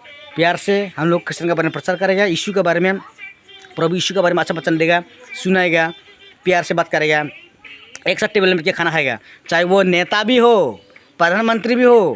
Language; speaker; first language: Hindi; non-native, local second language; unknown